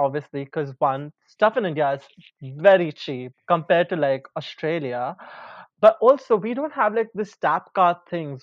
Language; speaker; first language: English; non-native, local second language; Hindi